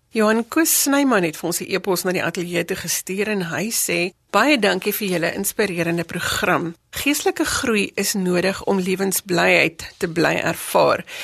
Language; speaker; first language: Afrikaans; native; Afrikaans